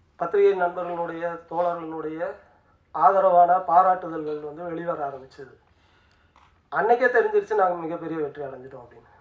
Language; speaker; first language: Tamil; native; Tamil